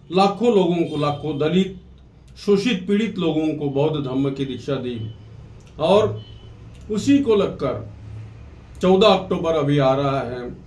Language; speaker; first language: Hindi; non-native, local second language; Marathi